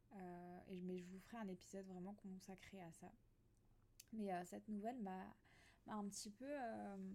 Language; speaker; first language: French; native; French